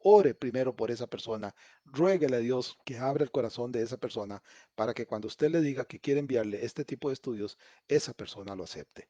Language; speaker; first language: Spanish; native; Spanish